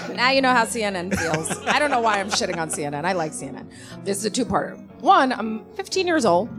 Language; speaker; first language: English; native; English